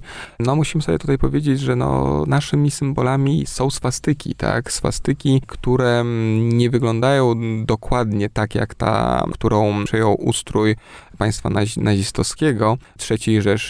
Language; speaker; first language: Polish; native; Polish